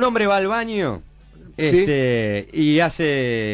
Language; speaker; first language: Spanish; native; Spanish